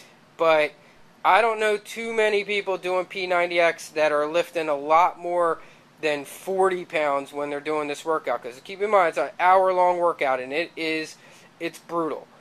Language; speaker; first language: English; native; English